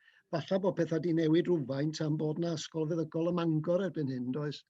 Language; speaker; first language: Welsh; native; Welsh